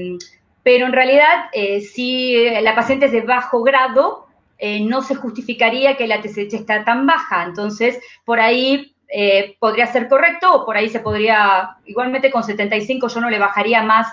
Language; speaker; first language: Spanish; native; Spanish